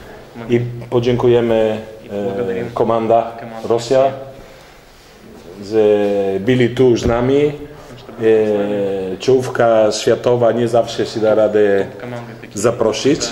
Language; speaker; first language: Polish; non-native, learner; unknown